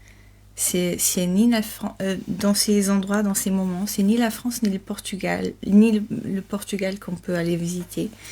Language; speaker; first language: French; non-native, fluent; Portuguese